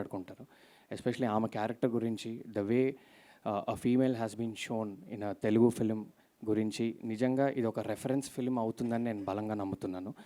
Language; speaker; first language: Telugu; native; Telugu